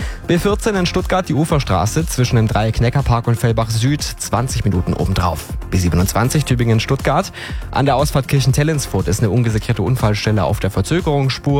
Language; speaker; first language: German; native; German